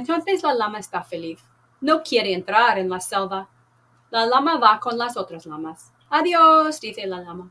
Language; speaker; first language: Spanish; non-native, fluent; English